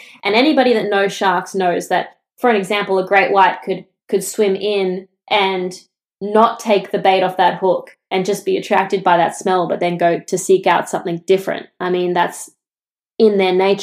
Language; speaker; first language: English; native; English